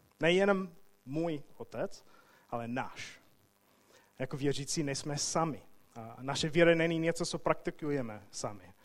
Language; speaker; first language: Czech; non-native, fluent; English